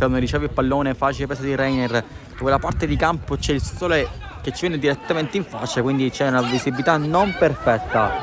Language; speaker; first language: Italian; native; Italian